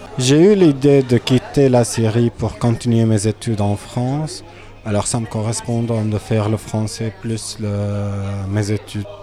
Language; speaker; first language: French; non-native, fluent; Arabic